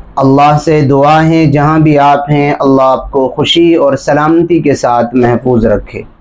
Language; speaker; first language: Hindi; native; Hindi